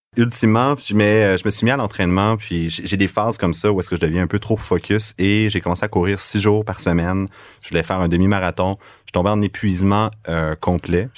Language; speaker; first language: French; native; French